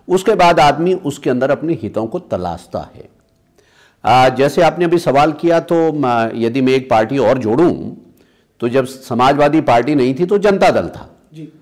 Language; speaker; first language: Hindi; native; Hindi